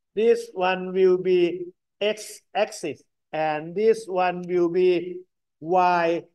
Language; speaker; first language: English; non-native, fluent; Thai